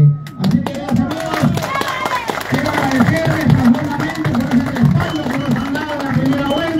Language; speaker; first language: Spanish; native; Spanish